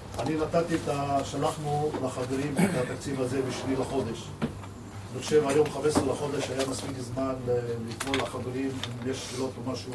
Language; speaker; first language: Hebrew; non-native, local second language; Arabic